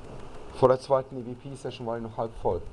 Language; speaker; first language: German; native; German